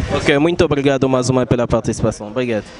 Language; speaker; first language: Portuguese; native; Portuguese